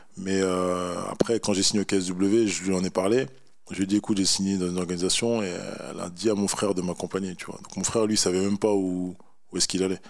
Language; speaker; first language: French; native; French